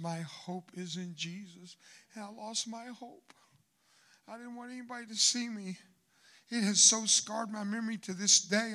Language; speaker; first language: English; early bilingual, other home language; Spanish